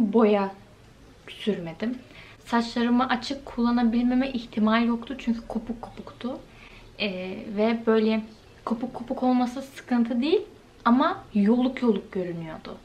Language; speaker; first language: Turkish; native; Turkish